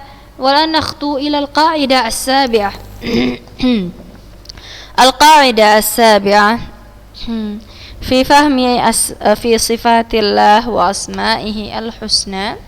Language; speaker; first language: Arabic; non-native, fluent; Indonesian